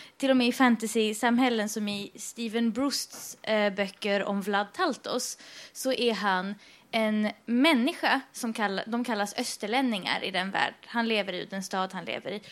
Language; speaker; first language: Swedish; early bilingual, other home language; Persian